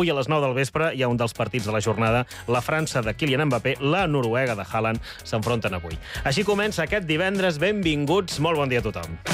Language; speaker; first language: Catalan; native; Catalan